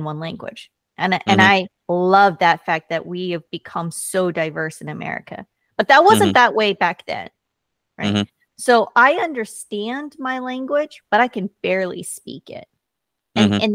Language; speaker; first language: English; early bilingual, other home language; Korean